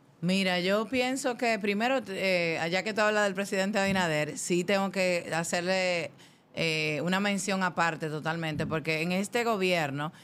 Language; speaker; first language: Spanish; native; Spanish